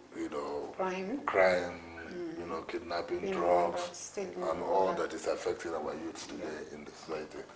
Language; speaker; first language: English; non-native, local second language; Igbo